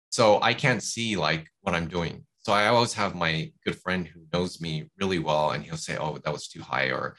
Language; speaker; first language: English; native; English